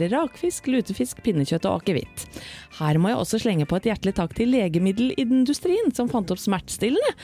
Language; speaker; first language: Norwegian; native; Norwegian